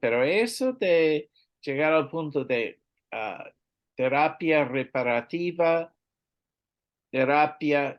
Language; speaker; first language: Spanish; non-native, learner; English